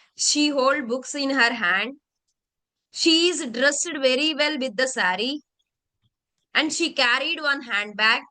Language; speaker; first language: English; non-native, local second language; Telugu